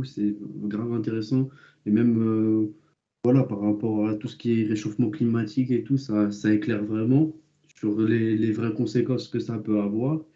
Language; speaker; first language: French; native; French